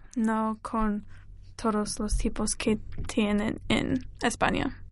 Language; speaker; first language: Spanish; non-native, learner; English